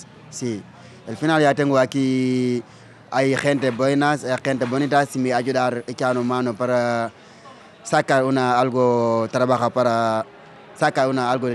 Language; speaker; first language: Spanish; non-native, learner; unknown